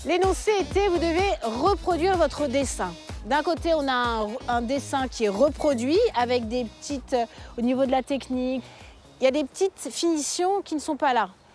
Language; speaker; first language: French; native; French